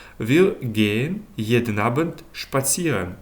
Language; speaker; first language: German; non-native, fluent; Ukrainian